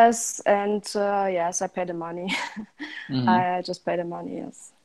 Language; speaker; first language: English; non-native, learner; Russian